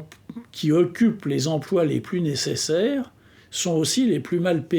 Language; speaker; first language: French; native; French